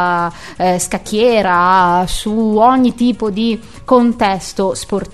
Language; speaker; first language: Italian; native; Italian